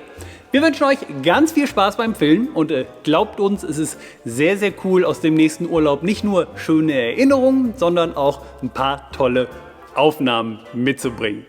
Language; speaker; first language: German; native; German